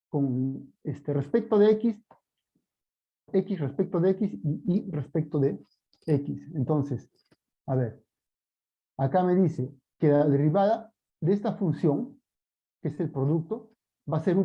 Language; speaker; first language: Spanish; native; Spanish